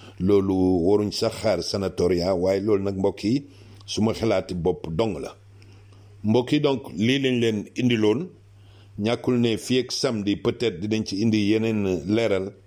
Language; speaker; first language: Wolof; non-native, local second language; Serer